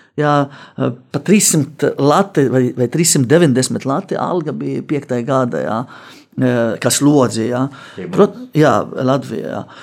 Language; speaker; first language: Latvian; non-native, fluent; Arabic